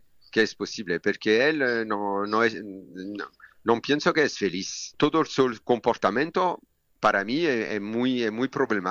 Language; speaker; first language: Spanish; non-native, learner; French